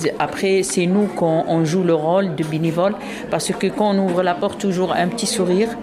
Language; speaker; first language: French; non-native, local second language; Arabic